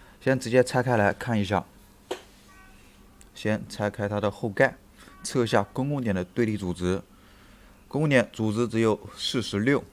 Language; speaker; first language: Chinese; native; Chinese